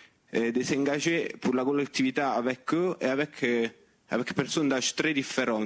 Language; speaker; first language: French; non-native, fluent; Italian